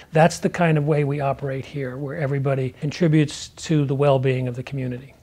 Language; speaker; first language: English; native; English